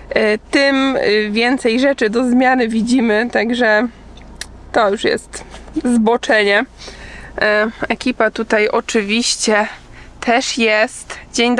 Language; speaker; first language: Polish; native; Polish